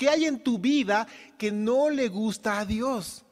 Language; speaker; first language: Spanish; native; Spanish